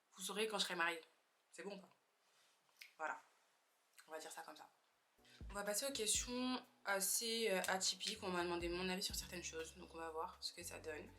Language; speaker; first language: French; native; French